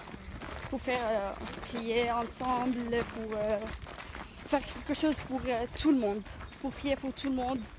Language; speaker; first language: French; non-native, learner; Arabic